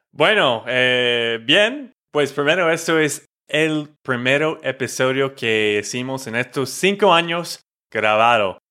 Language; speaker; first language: Spanish; non-native, fluent; English